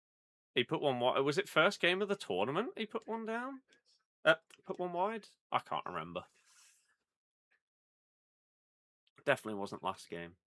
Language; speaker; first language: English; native; English